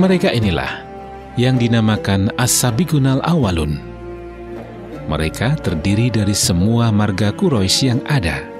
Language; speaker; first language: Indonesian; native; Indonesian